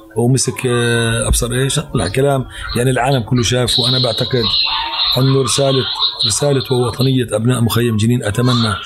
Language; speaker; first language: Arabic; native; Arabic